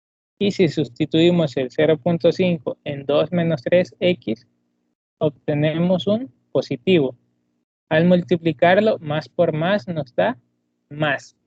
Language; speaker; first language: Spanish; native; Spanish